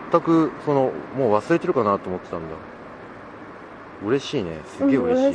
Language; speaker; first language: Japanese; native; Japanese